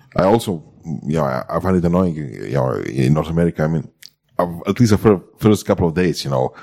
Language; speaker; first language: English; non-native, fluent; Croatian